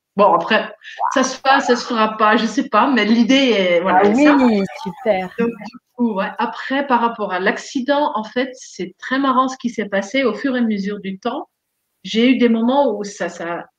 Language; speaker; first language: French; non-native, fluent; Dutch